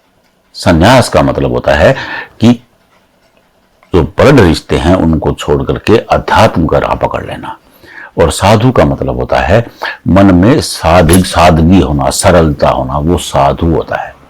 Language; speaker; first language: Hindi; native; Hindi